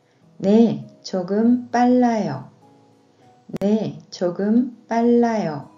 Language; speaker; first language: Korean; non-native, fluent; Japanese